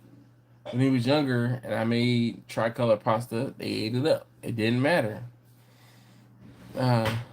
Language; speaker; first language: English; native; English